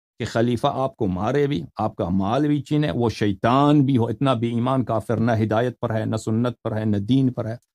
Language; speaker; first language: Urdu; non-native, fluent; Persian